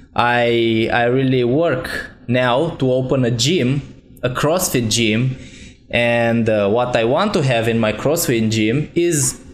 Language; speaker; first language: English; non-native, fluent; Romanian